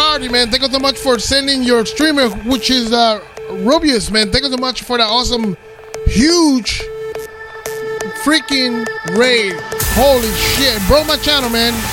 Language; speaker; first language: English; non-native, local second language; Spanish